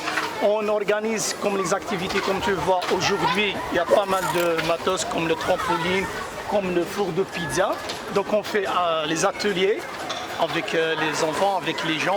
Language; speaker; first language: French; non-native, fluent; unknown